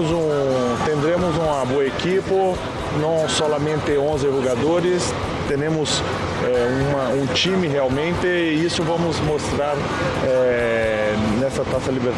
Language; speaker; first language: Spanish; non-native, learner; Portuguese